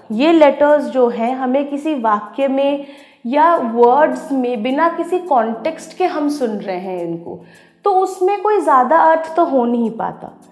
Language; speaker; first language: Hindi; non-native, local second language; Odia